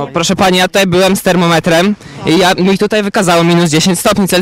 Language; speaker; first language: Polish; native; Polish